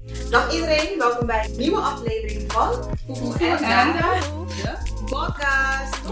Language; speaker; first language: Dutch; early bilingual, other home language; Kinyarwanda